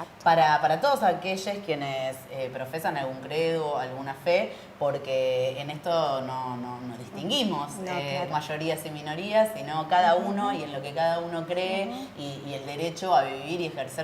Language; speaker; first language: Spanish; native; Spanish